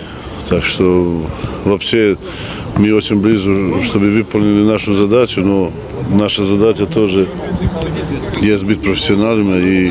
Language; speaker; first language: Russian; non-native, fluent; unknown